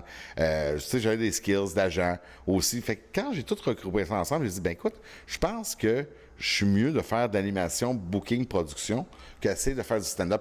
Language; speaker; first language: French; native; French